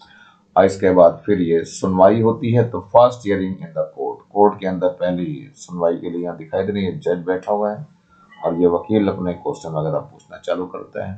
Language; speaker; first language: Hindi; native; Hindi